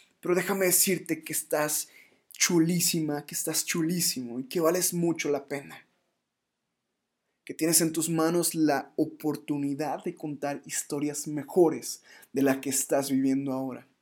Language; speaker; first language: Spanish; native; Spanish